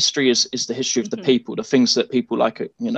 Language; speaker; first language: English; native; English